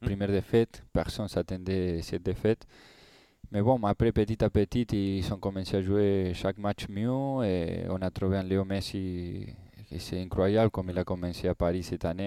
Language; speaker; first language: French; non-native, learner; Spanish